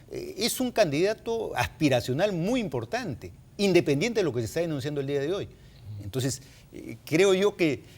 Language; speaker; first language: Spanish; native; Spanish